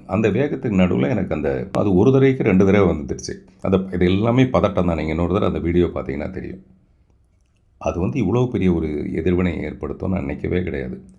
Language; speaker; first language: Tamil; non-native, local second language; Telugu